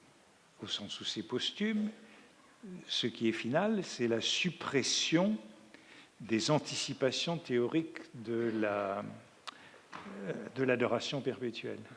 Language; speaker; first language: French; native; French